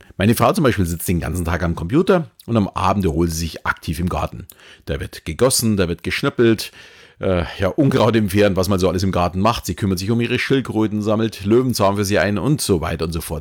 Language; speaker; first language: German; native; German